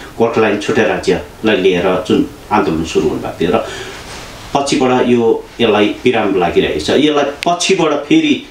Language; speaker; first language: Nepali; native; Nepali